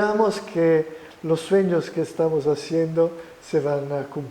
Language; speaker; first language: Spanish; non-native, fluent; Italian